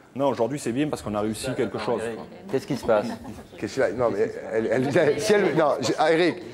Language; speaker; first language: French; native; French